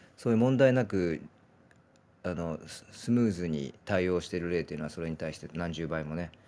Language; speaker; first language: Japanese; native; Japanese